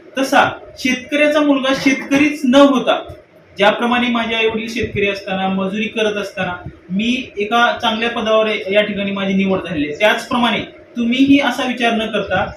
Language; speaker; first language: Marathi; native; Marathi